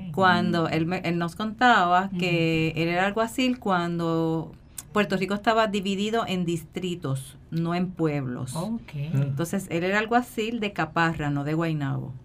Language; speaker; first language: Spanish; native; Spanish